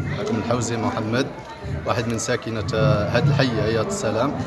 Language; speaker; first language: Arabic; native; Arabic